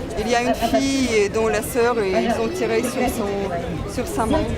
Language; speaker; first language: French; non-native, fluent; Russian